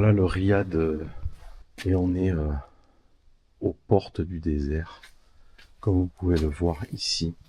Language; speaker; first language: French; native; French